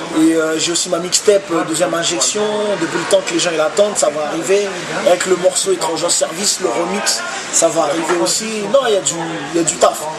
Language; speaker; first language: French; early bilingual, other home language; Lingala